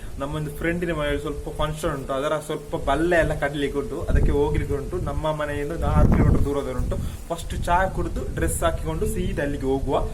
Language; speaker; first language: Kannada; non-native, local second language; Tulu